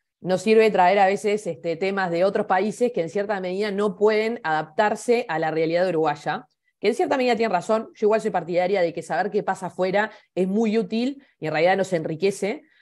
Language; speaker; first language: Spanish; native; Spanish